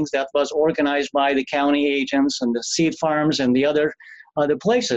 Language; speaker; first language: English; non-native, fluent; Turkish